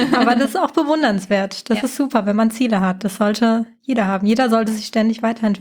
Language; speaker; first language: German; native; German